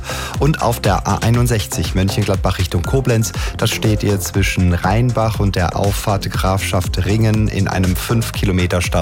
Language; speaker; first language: German; native; German